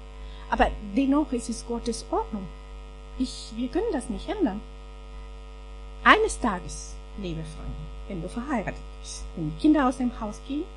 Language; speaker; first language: German; non-native, fluent; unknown